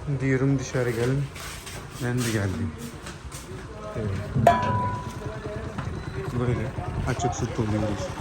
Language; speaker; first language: Turkish; non-native, learner; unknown